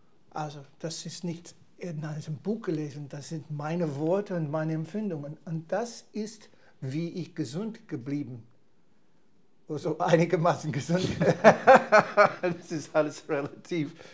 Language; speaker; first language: German; non-native, fluent; English